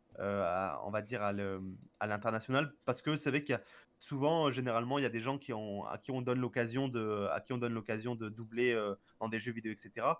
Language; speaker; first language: French; native; French